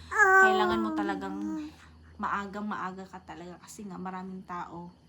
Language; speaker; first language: Filipino; non-native, local second language; Cebuano